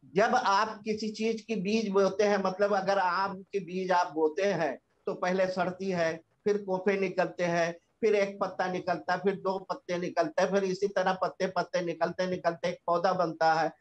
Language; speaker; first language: Hindi; native; Hindi